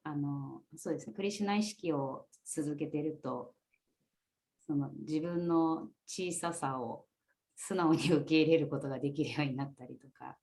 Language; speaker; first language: Japanese; native; Japanese